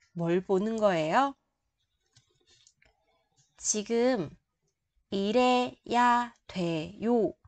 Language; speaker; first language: Korean; non-native, fluent; Vietnamese